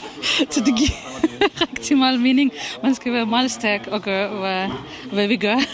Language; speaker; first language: Danish; non-native, fluent; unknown